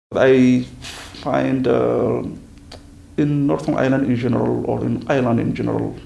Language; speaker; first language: English; non-native, fluent; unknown